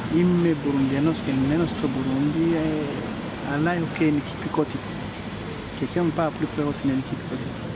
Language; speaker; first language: Greek; non-native, fluent; Rundi